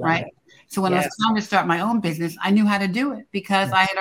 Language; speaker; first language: English; native; English